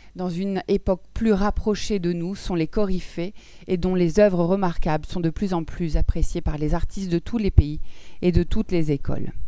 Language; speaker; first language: French; native; French